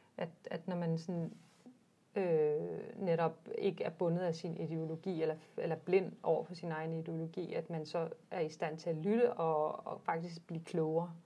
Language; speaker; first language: Danish; early bilingual, other home language; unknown